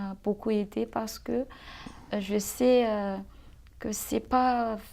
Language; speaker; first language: French; non-native, local second language; Malagasy